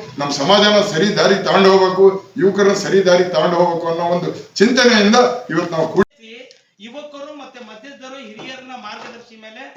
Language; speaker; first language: Kannada; non-native, local second language; Urdu